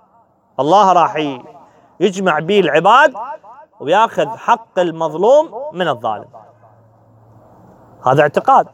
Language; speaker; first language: Arabic; native; Arabic